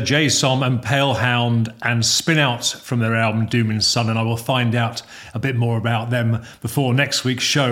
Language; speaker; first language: English; native; English